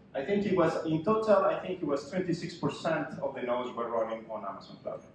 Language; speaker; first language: English; non-native, fluent; Spanish